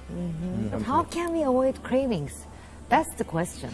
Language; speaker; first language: English; non-native, fluent; Turkish